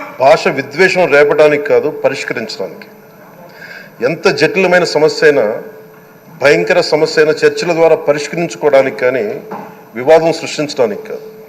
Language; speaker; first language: Telugu; native; Telugu